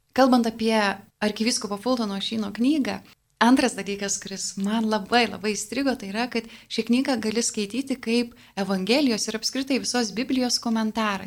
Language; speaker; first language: Lithuanian; native; Lithuanian